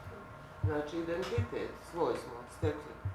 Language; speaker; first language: Bosnian; native; Bosnian